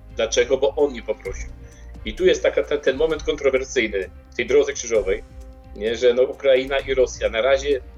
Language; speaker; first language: Polish; native; Polish